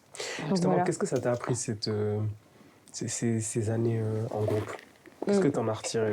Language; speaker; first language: French; native; French